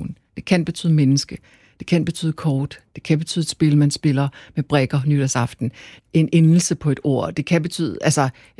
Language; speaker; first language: Danish; non-native, local second language; Korean